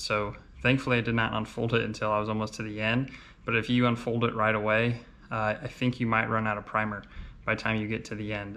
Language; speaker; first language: English; native; English